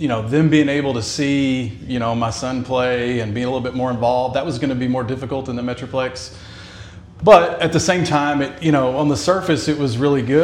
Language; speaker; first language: English; native; English